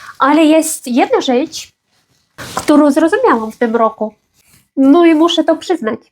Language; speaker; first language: Polish; non-native, fluent; Ukrainian